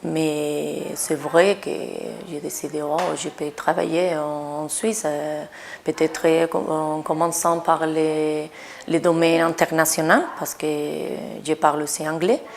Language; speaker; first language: French; non-native, fluent; Spanish